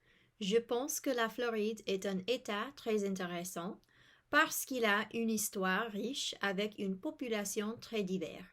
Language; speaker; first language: French; non-native, fluent; English